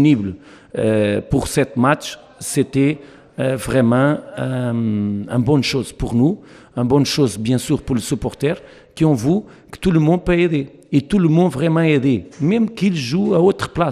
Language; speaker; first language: French; non-native, learner; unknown